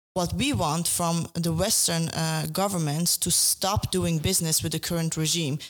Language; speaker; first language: English; non-native, fluent; Persian